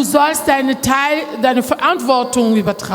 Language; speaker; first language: German; non-native, learner; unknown